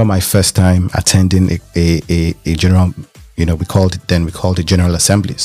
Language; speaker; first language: English; non-native, local second language; Yoruba